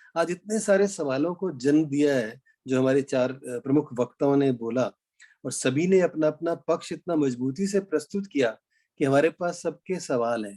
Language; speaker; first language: Hindi; native; Hindi